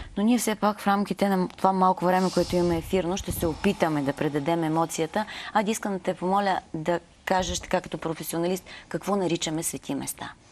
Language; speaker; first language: Bulgarian; native; Bulgarian